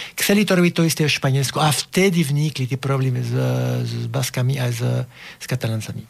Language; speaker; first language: Slovak; non-native, fluent; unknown